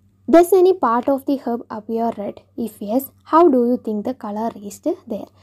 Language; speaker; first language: English; non-native, local second language; Malayalam